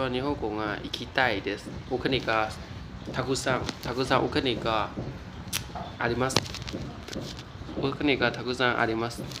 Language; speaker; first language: Japanese; non-native, learner; Thai